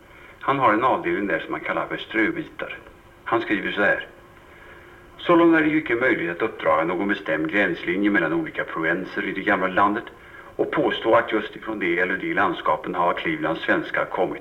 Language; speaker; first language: Swedish; native; Swedish